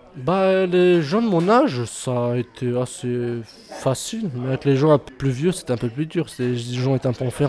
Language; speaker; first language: French; early bilingual, other home language; Bosnian